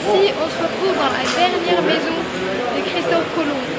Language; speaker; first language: French; native; French